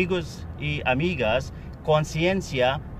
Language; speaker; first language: Spanish; non-native, learner; Pashto